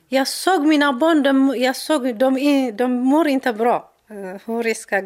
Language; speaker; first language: Swedish; non-native, learner; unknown